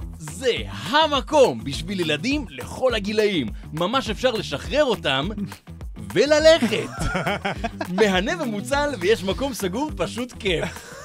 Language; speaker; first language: Hebrew; native; Hebrew